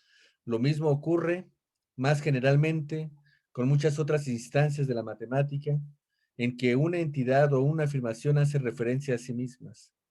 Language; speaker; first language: Spanish; native; Spanish